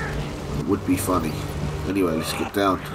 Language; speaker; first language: English; native; English